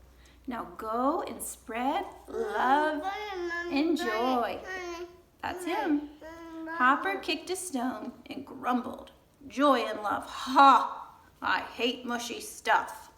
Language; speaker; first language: English; native; English